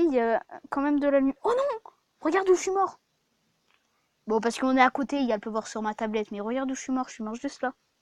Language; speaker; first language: French; native; French